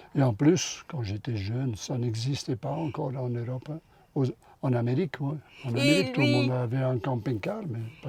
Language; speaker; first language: French; non-native, local second language; Dutch